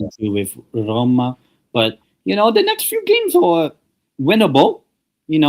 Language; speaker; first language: English; native; English